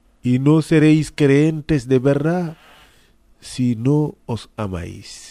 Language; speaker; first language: Spanish; non-native, fluent; Wolof